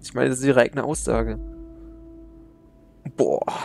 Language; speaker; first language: German; native; German